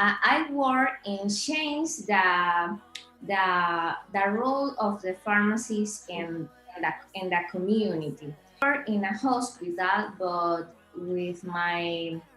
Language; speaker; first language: English; non-native, learner; Spanish